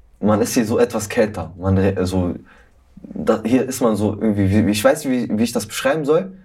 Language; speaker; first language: German; early bilingual, other home language; Arabic